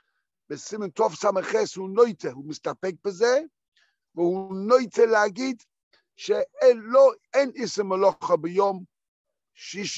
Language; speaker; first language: Hebrew; non-native, fluent; Yiddish